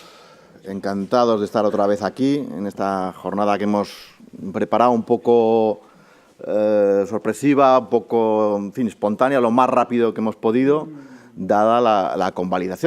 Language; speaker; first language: Spanish; native; Spanish